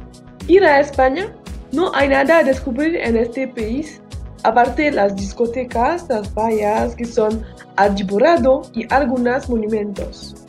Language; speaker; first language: Spanish; non-native, learner; French